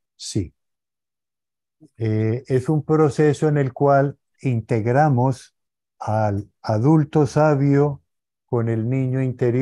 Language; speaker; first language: Spanish; native; Spanish